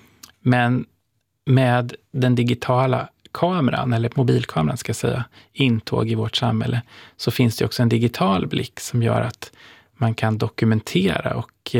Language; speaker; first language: Swedish; native; Swedish